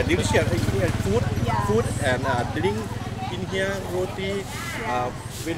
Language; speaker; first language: English; non-native, learner; Thai